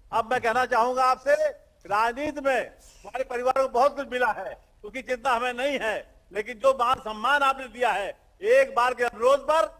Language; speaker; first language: Hindi; native; Hindi